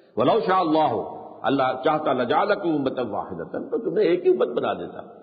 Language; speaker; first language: Urdu; native; Urdu